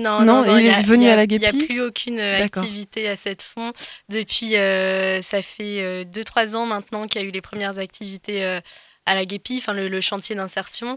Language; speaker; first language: French; native; French